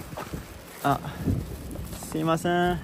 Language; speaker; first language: Japanese; non-native, fluent; French